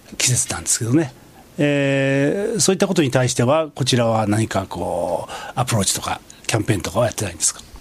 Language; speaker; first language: Japanese; native; Japanese